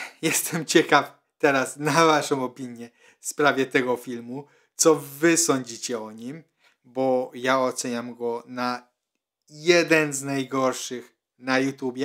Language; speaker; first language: Polish; non-native, fluent; Italian